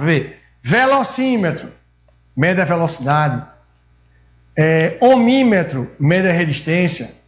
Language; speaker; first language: Portuguese; native; Portuguese